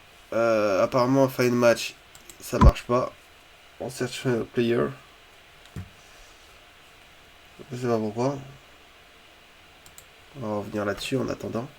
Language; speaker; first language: French; native; French